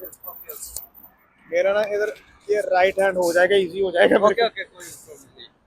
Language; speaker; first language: Hindi; non-native, local second language; Punjabi